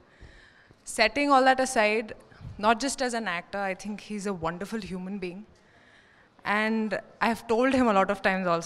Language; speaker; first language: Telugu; non-native, learner; Hindi